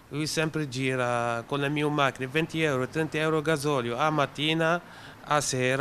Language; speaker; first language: Italian; non-native, learner; Arabic